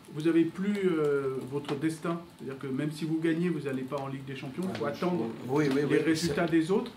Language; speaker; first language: French; native; French